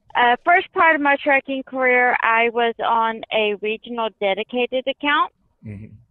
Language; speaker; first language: English; native; English